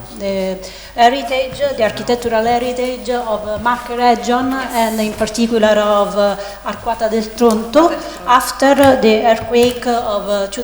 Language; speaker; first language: English; non-native, learner; Italian